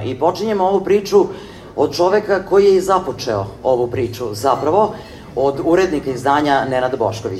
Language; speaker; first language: Serbian; native; Serbian